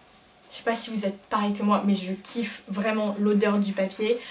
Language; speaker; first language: French; native; French